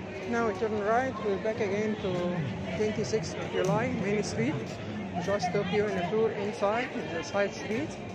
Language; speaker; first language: English; non-native, fluent; Arabic